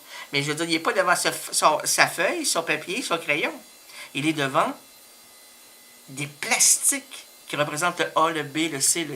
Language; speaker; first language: French; native; French